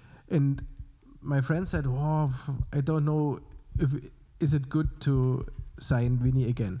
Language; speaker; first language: English; non-native, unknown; German